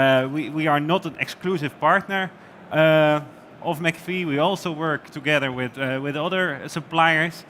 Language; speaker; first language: English; non-native, fluent; Dutch